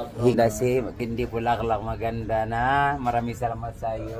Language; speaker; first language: Filipino; non-native, learner; Arabic